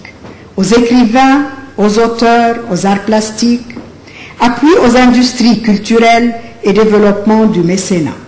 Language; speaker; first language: French; non-native, local second language; Arabic